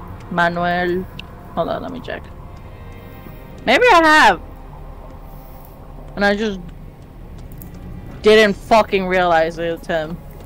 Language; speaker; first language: English; early bilingual, other home language; Spanish